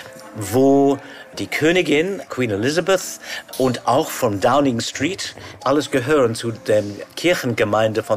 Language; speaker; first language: German; non-native, fluent; English